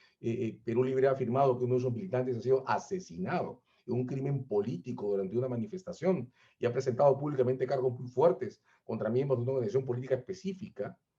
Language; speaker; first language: Spanish; native; Spanish